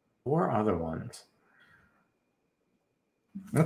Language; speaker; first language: English; native; English